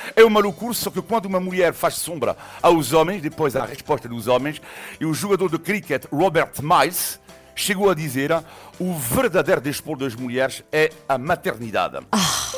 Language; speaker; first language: Portuguese; non-native, fluent; French